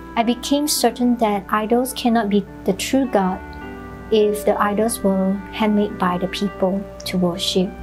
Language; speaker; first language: English; non-native, local second language; Chinese